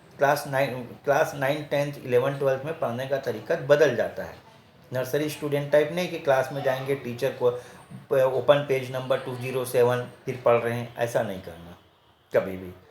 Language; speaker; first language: Hindi; native; Hindi